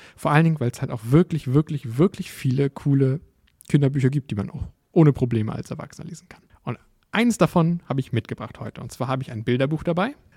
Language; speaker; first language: German; native; German